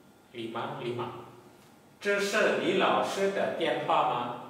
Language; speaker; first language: Chinese; non-native, fluent; Indonesian